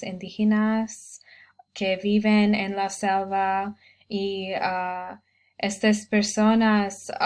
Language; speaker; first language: Spanish; non-native, learner; English